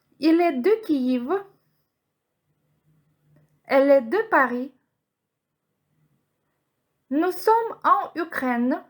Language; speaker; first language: French; non-native, fluent; Ukrainian